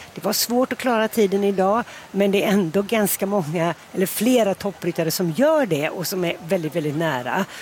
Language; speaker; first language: Swedish; native; Swedish